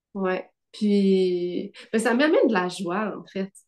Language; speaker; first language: French; native; French